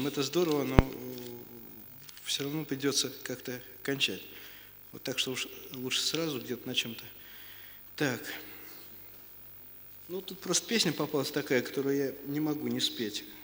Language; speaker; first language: Russian; native; Russian